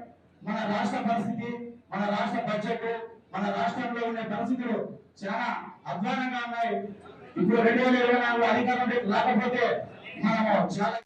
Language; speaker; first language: Telugu; native; Telugu